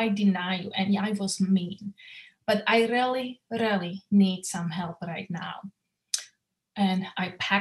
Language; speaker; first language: English; non-native, fluent; Slovak